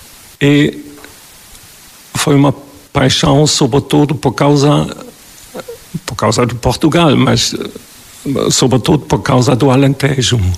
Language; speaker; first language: Portuguese; non-native, fluent; German